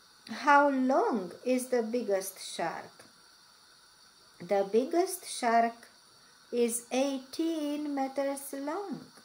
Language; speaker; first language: English; non-native, fluent; Romanian